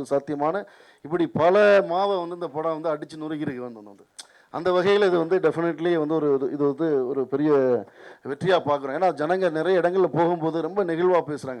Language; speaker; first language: Tamil; native; Tamil